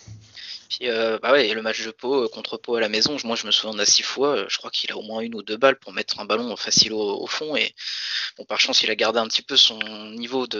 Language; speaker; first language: French; native; French